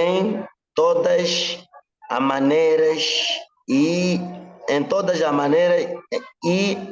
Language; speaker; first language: Portuguese; non-native, local second language; Nyanja